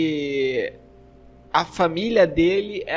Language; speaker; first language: Portuguese; native; Portuguese